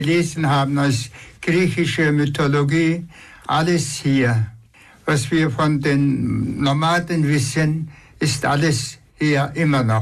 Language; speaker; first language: German; non-native, fluent; Tuvinian